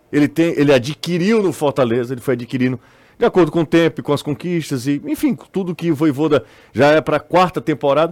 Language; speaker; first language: Portuguese; native; Portuguese